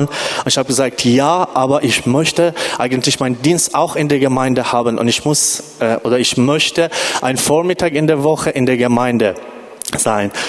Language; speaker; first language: German; non-native, fluent; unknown